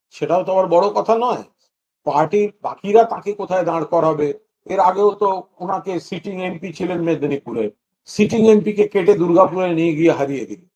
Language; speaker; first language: Bangla; native; Bangla